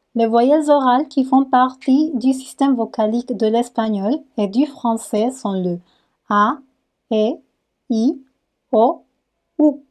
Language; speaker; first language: French; non-native, fluent; Spanish